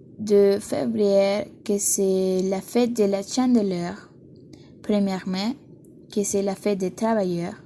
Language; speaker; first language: French; non-native, learner; Spanish